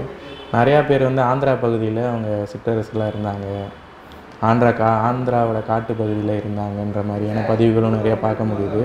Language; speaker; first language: Tamil; native; Tamil